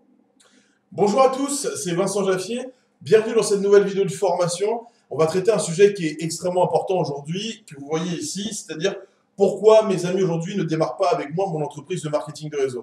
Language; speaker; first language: French; native; French